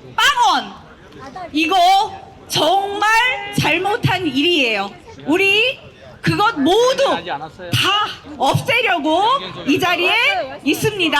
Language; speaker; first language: Korean; non-native, fluent; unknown